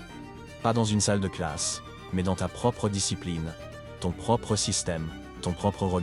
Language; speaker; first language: French; native; French